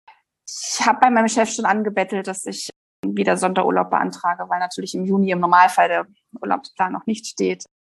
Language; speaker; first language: German; native; German